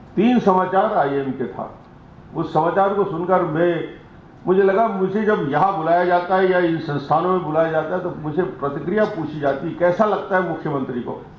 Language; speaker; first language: Hindi; native; Hindi